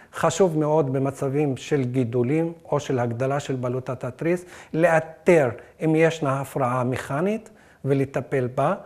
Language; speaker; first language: Hebrew; non-native, local second language; Arabic